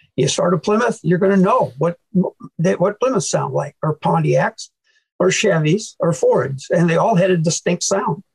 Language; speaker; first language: English; native; English